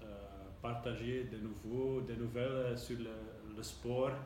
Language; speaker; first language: French; non-native, local second language; Dutch